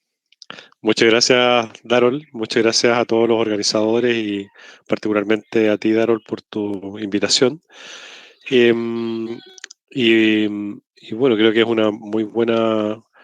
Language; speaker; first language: Spanish; native; Spanish